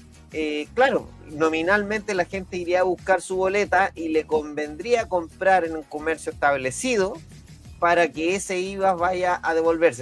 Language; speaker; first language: Spanish; native; Spanish